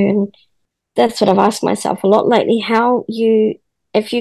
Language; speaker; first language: English; native; English